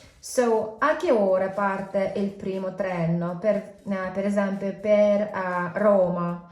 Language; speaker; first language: Italian; non-native, fluent; English